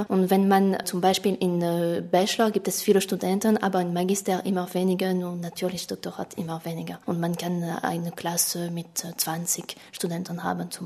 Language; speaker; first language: German; non-native, fluent; French